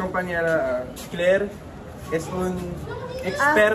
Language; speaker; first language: Spanish; non-native, learner; Filipino